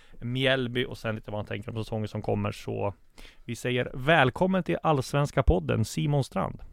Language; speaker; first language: Swedish; native; Swedish